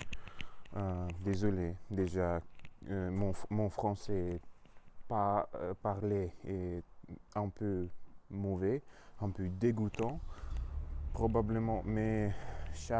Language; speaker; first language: French; non-native, learner; Russian